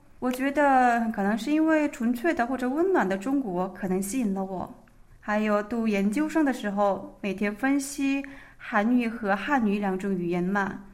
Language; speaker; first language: Chinese; non-native, fluent; Korean